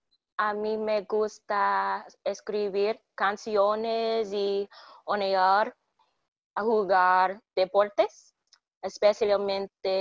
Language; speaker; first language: Spanish; non-native, learner; English